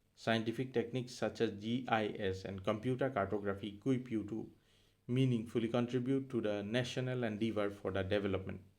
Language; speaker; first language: English; non-native, local second language; Assamese